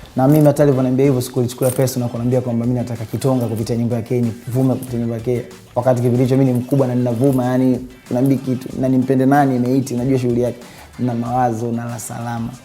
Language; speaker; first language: Swahili; native; Swahili